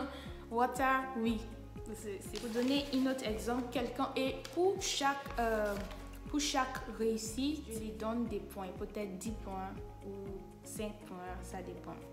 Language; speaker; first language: French; non-native, fluent; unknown